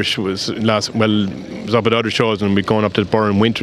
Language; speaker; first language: English; native; English